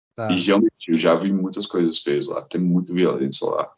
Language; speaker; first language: Portuguese; non-native, fluent; English